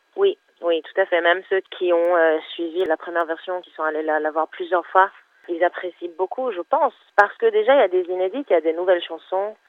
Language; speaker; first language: French; non-native, fluent; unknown